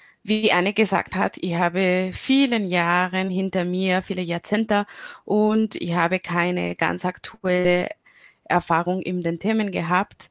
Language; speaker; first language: German; non-native, fluent; Spanish